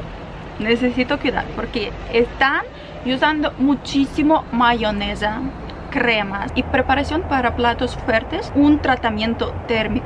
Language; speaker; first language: Spanish; non-native, fluent; Russian